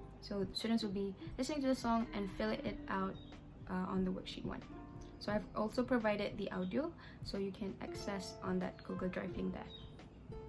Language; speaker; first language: English; non-native, local second language; Malay